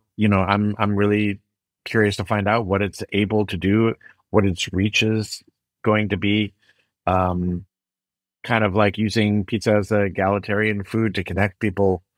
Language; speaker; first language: English; native; English